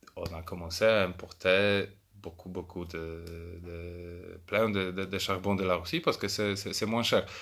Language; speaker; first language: French; non-native, fluent; Polish